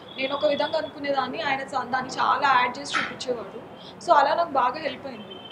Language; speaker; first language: Telugu; non-native, local second language; Marathi